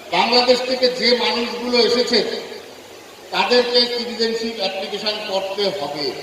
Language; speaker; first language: Bangla; native; Bangla